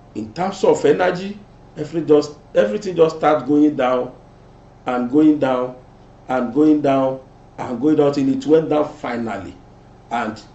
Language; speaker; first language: English; non-native, local second language; Yoruba